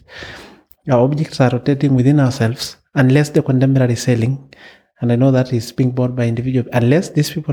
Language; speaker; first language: English; non-native, local second language; Masai